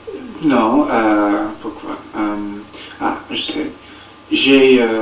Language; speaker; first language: French; non-native, learner; English